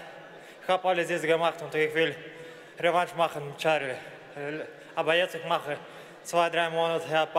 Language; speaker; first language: German; non-native, learner; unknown